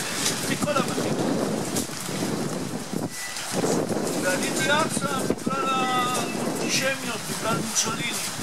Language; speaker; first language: Hebrew; non-native, fluent; Italian